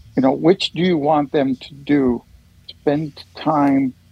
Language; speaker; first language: English; native; English